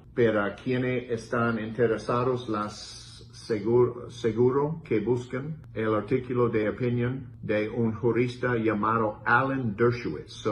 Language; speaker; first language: Spanish; non-native, learner; English